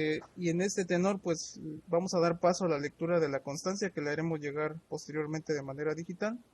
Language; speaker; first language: Spanish; native; Spanish